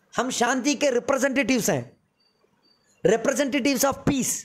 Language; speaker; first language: Hindi; non-native, local second language; Malayalam